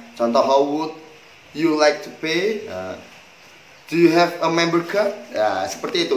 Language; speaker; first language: English; non-native, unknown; Indonesian